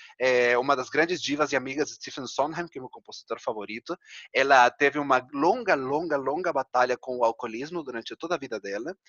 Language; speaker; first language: Portuguese; non-native, fluent; Spanish